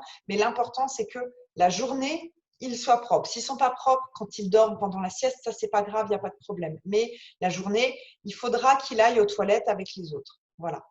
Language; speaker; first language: French; native; French